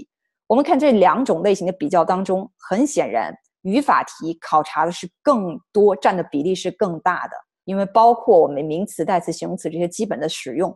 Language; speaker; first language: Chinese; native; Chinese